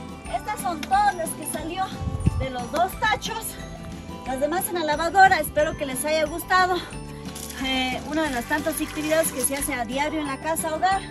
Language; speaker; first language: Spanish; native; Spanish